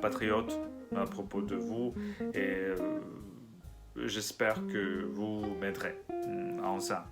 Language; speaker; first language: French; non-native, learner; Russian